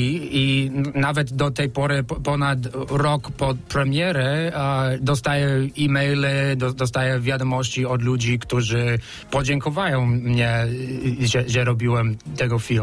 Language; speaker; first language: Polish; non-native, fluent; English